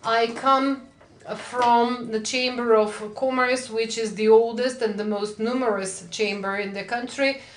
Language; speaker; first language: English; non-native, fluent; Macedonian